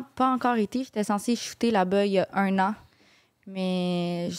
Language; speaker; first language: French; native; French